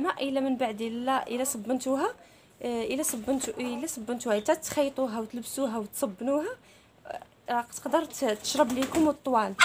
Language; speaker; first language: Arabic; native; Arabic